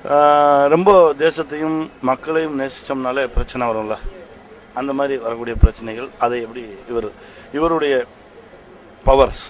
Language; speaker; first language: Tamil; native; Tamil